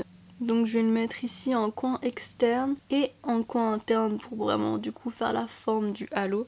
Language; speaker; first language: French; native; French